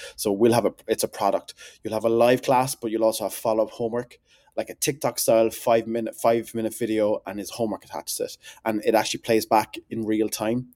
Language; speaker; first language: English; native; English